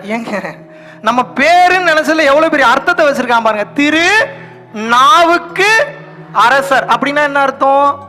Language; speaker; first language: Tamil; non-native, local second language; Telugu